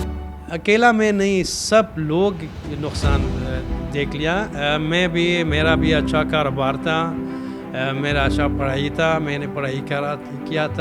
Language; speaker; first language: Hindi; non-native, fluent; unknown